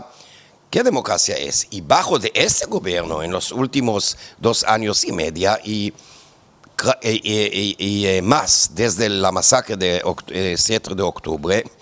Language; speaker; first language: Spanish; non-native, fluent; Hebrew